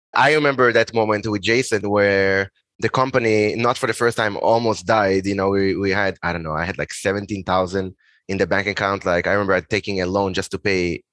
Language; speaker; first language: English; non-native, fluent; Hebrew